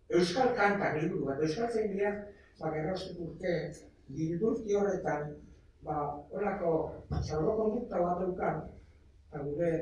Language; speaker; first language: Basque; native; Basque